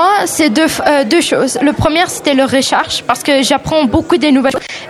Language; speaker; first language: French; non-native, learner; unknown